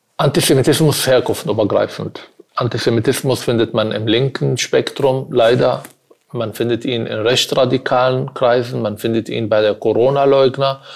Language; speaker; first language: German; non-native, fluent; Arabic